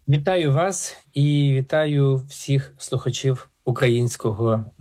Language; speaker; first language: Ukrainian; native; Ukrainian